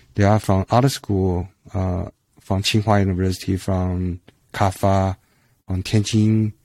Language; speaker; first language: English; non-native, fluent; Chinese